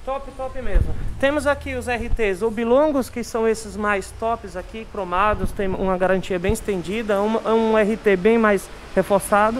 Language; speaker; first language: Portuguese; native; Portuguese